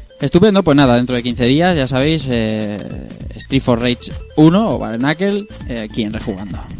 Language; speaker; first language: Spanish; native; Spanish